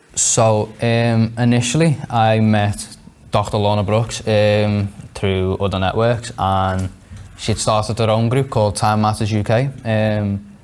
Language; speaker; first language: English; native; English